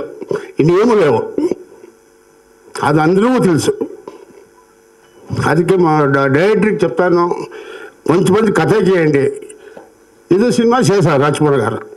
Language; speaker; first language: Telugu; non-native, learner; Kannada